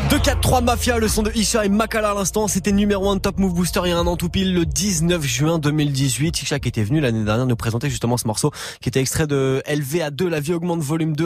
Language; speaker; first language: French; native; French